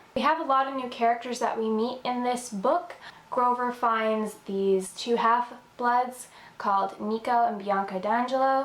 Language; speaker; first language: English; native; English